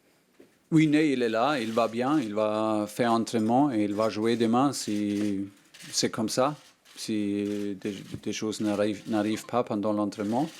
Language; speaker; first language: French; non-native, learner; German